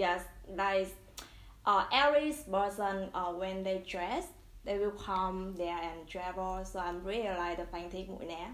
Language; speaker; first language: English; non-native, learner; Vietnamese